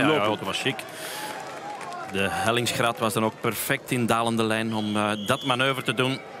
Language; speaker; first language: Dutch; native; Dutch